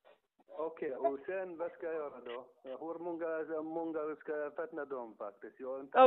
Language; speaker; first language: Swedish; non-native, learner; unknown